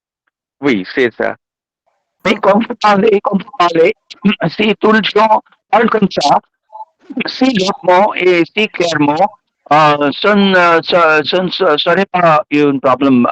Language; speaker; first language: French; non-native, learner; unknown